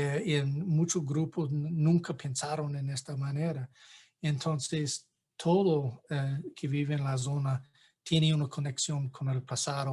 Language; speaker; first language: Spanish; non-native, fluent; English